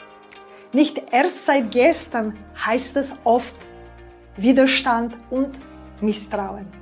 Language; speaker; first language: German; non-native, fluent; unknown